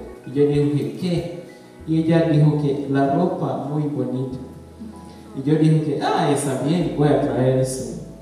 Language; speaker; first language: Spanish; non-native, learner; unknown